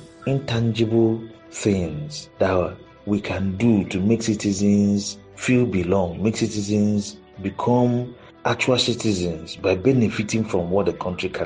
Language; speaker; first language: English; non-native, local second language; Igbo